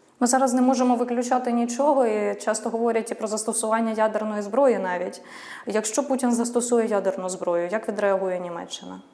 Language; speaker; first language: Ukrainian; native; Ukrainian